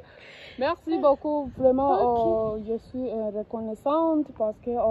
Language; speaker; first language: French; non-native, learner; Kinyarwanda